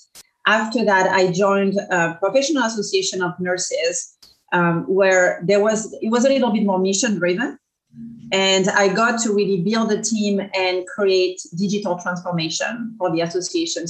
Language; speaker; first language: English; non-native, fluent; French